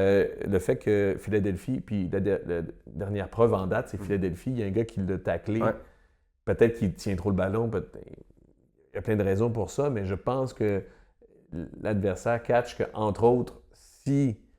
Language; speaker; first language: French; native; French